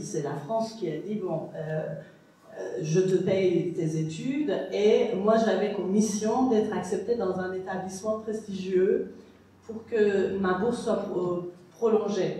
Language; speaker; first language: French; non-native, fluent; Persian